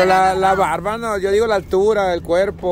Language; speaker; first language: Spanish; native; Spanish